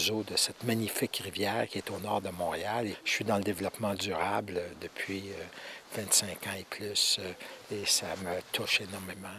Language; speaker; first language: French; native; French